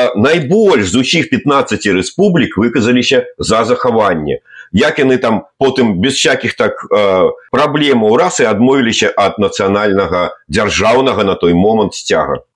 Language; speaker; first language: Belarusian; native; Belarusian